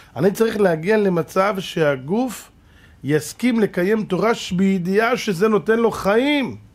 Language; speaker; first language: Hebrew; native; Hebrew